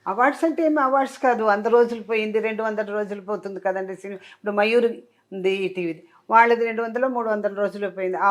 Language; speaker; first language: Telugu; native; Telugu